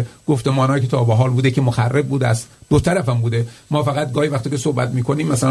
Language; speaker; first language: Persian; native; Persian